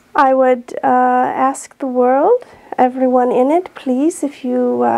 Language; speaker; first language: English; native; English